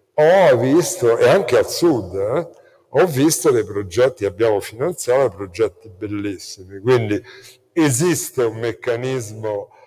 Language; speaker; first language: Italian; native; Italian